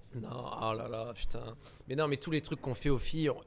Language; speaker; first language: French; native; French